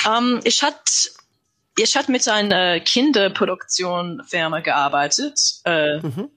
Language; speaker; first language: German; non-native, learner; English